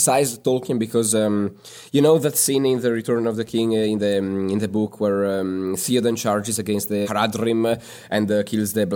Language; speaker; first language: English; non-native, fluent; Italian